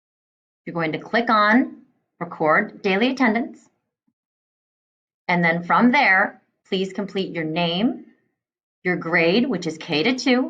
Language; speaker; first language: English; native; English